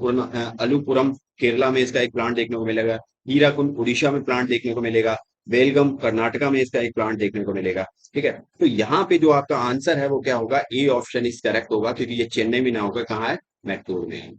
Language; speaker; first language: Hindi; native; Hindi